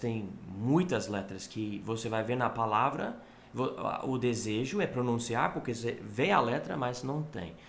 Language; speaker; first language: Portuguese; non-native, fluent; English